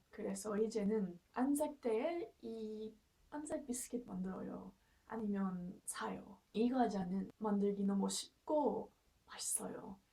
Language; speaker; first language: Korean; non-native, learner; English